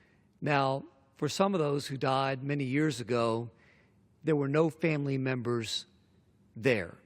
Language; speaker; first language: English; native; English